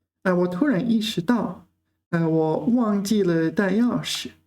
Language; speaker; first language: Chinese; non-native, learner; English